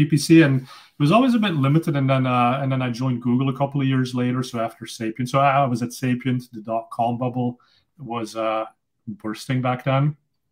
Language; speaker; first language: English; non-native, fluent; Dutch